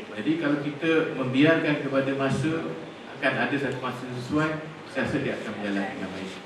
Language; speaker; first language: Malay; native; Malay